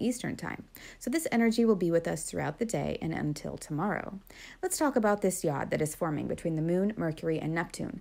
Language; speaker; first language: English; native; English